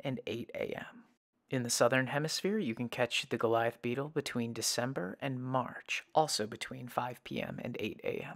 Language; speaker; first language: English; native; English